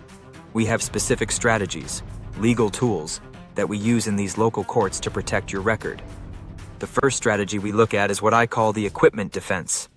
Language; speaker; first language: English; native; English